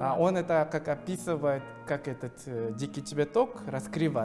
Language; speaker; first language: Russian; non-native, fluent; Korean